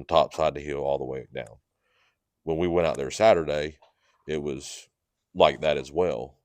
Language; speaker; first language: English; native; English